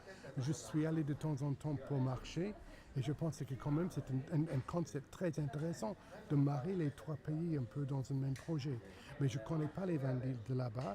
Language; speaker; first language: French; non-native, fluent; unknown